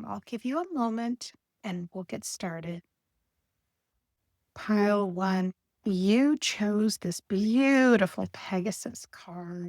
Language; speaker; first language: English; native; English